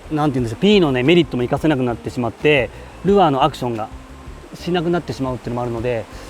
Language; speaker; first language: Japanese; native; Japanese